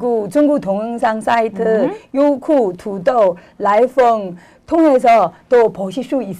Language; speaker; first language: Korean; non-native, fluent; Chinese